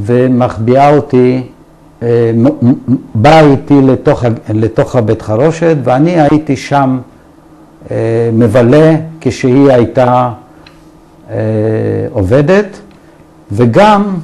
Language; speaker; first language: Hebrew; early bilingual, other home language; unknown